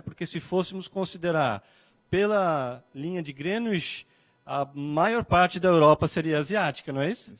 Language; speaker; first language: Portuguese; native; Portuguese